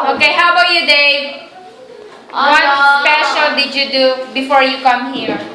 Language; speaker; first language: English; non-native, fluent; Korean